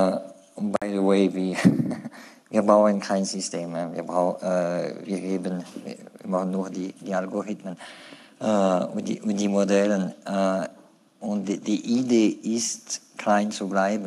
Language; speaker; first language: German; non-native, fluent; French